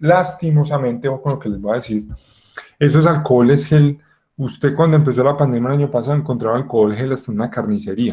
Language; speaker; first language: Spanish; native; Spanish